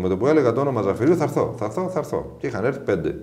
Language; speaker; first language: Greek; native; Greek